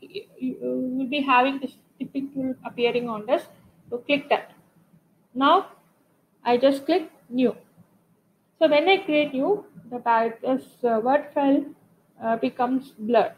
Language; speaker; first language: English; non-native, local second language; Tamil